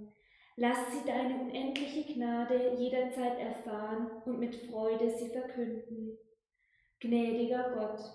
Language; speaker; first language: German; native; German